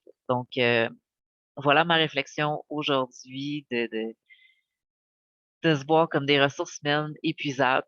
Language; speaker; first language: French; native; French